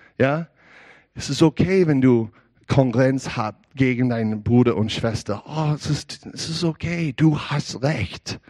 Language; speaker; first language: German; non-native, learner; English